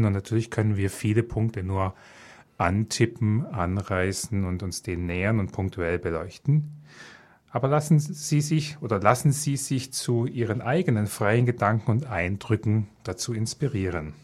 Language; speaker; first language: German; native; German